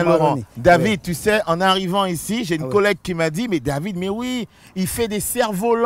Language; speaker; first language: French; native; French